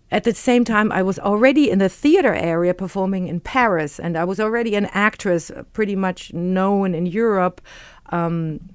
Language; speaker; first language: English; non-native, fluent; German